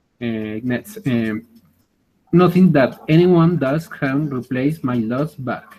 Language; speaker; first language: English; non-native, learner; Spanish